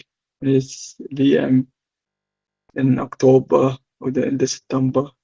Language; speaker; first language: German; non-native, learner; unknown